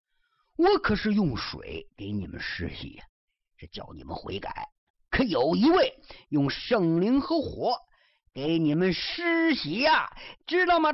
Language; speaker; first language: Chinese; native; Chinese